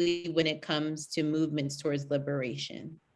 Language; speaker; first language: English; native; English